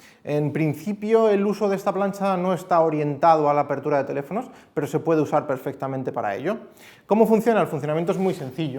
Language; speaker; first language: Spanish; native; Spanish